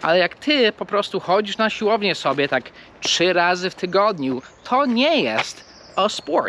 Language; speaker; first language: Polish; non-native, fluent; English